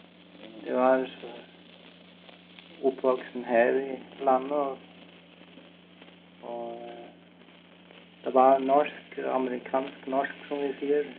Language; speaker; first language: Norwegian; early bilingual, heritage; Norwegian